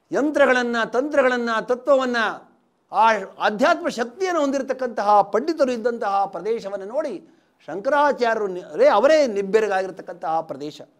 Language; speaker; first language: Kannada; native; Kannada